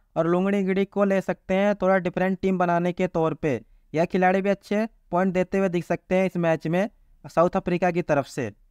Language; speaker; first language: Hindi; native; Hindi